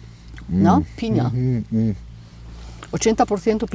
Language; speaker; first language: Spanish; non-native, learner; German